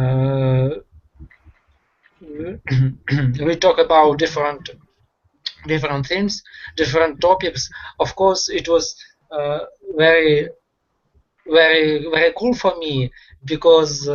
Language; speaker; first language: English; non-native, learner; Russian